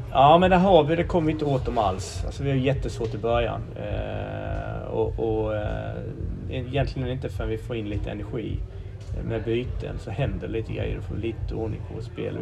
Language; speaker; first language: Swedish; native; Swedish